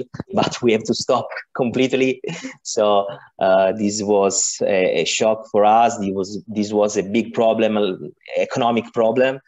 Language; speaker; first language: English; non-native, learner; Italian